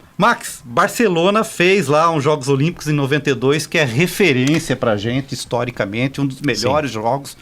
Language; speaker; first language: Portuguese; native; Portuguese